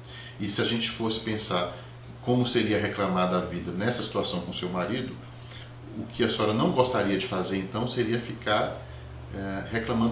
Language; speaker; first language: Portuguese; native; Portuguese